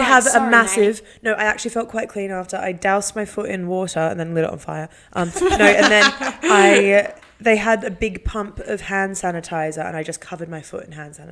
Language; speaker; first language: English; native; English